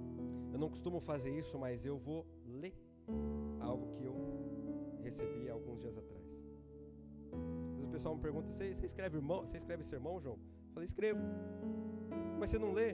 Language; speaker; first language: Portuguese; native; Portuguese